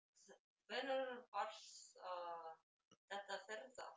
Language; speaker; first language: Icelandic; non-native, learner; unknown